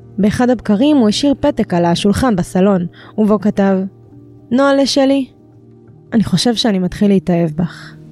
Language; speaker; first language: Hebrew; native; Hebrew